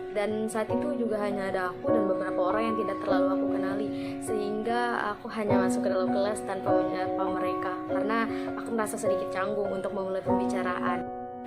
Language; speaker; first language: Indonesian; native; Indonesian